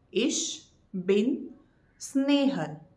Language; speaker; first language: German; non-native, fluent; Marathi